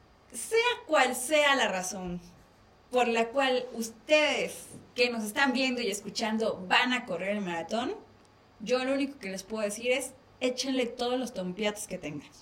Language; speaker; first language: Spanish; native; Spanish